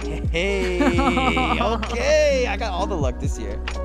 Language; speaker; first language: English; native; English